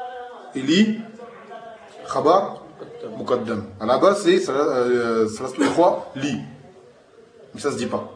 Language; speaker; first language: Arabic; non-native, learner; French